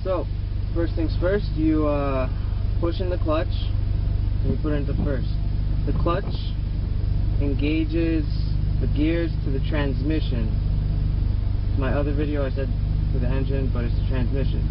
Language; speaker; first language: English; native; English